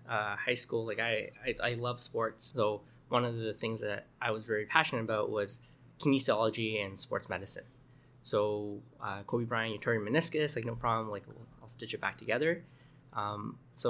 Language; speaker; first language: English; native; English